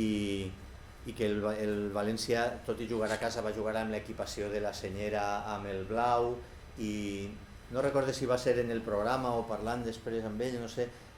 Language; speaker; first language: Catalan; native; Catalan